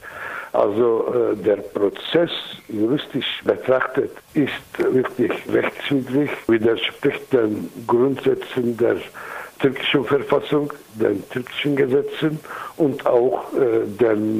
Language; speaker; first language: German; non-native, fluent; Kurdish